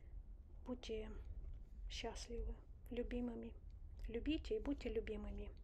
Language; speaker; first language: Russian; non-native, local second language; Romanian